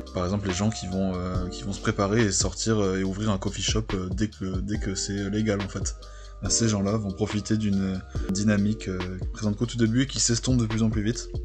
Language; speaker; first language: French; native; French